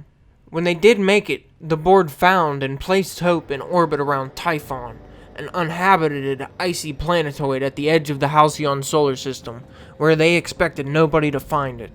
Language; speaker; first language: English; native; English